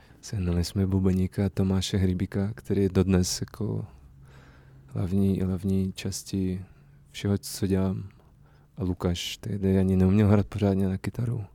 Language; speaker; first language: Czech; non-native, fluent; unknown